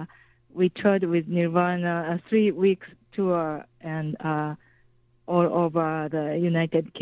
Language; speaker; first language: English; non-native, fluent; Japanese